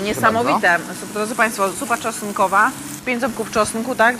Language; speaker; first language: Polish; native; Polish